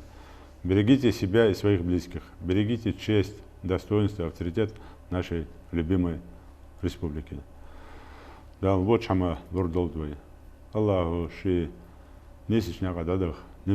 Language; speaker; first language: Russian; non-native, local second language; Ingush